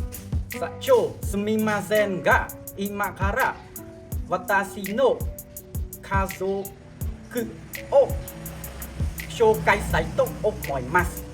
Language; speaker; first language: Japanese; non-native, learner; Khmer